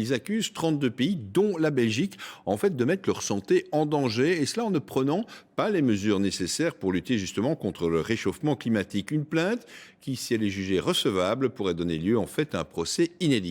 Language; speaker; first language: French; native; French